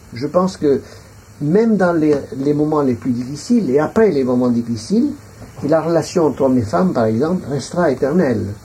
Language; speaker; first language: French; non-native, local second language; Arabic